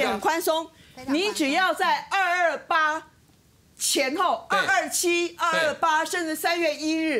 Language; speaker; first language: Chinese; native; Chinese